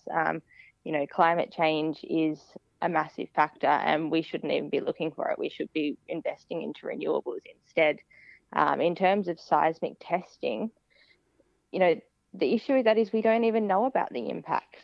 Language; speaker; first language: English; native; English